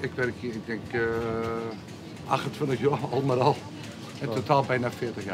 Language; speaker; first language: Dutch; native; Dutch